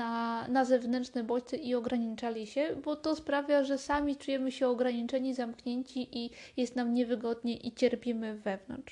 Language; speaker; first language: Polish; native; Polish